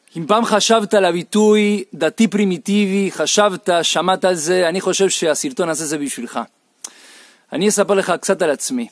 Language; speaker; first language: Hebrew; non-native, fluent; Spanish